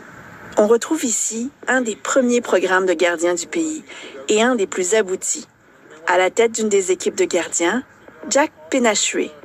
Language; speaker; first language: French; native; French